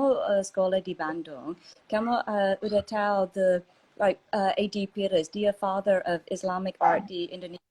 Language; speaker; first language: Indonesian; non-native, learner; English